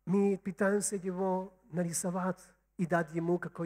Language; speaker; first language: Russian; native; Russian